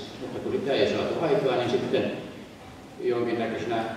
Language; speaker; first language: Finnish; native; Finnish